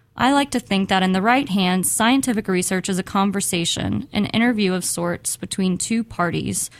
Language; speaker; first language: English; native; English